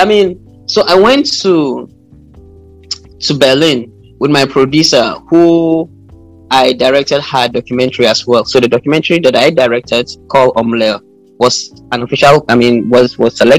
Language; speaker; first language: English; non-native, local second language; Hausa